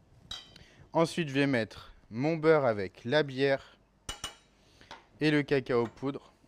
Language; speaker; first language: French; native; French